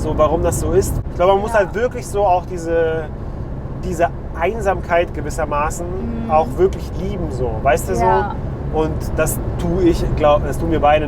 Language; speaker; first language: German; native; German